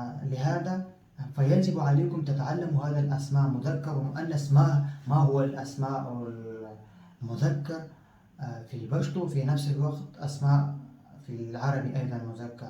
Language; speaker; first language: Arabic; non-native, fluent; Pashto